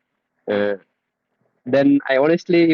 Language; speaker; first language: English; non-native, learner; Bangla